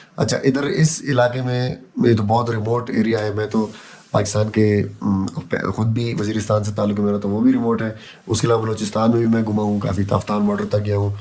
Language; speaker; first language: Urdu; non-native, local second language; Pashto